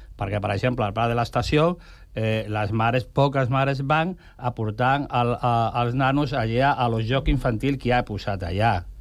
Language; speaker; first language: Catalan; non-native, local second language; Spanish